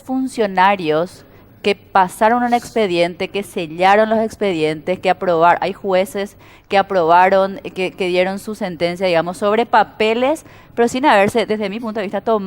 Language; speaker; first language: Spanish; native; Spanish